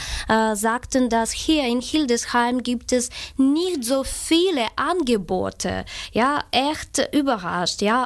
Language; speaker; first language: German; non-native, fluent; Ukrainian